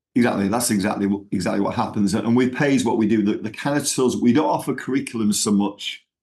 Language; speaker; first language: English; native; English